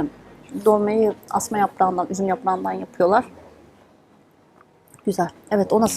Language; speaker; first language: Turkish; native; Turkish